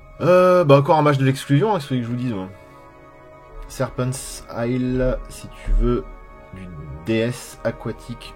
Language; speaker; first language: French; native; French